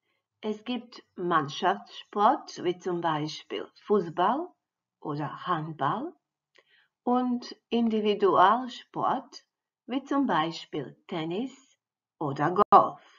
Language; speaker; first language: German; non-native, fluent; Croatian